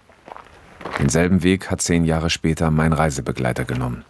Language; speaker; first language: German; native; German